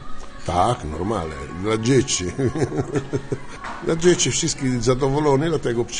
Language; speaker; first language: Polish; non-native, learner; Italian